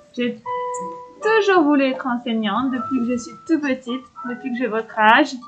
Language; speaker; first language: French; native; French